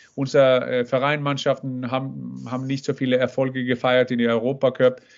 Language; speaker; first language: German; non-native, fluent; Norwegian